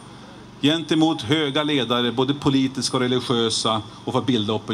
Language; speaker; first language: Swedish; native; Swedish